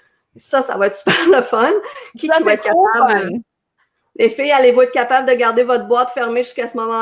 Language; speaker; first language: French; native; French